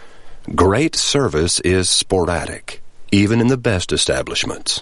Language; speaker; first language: English; native; English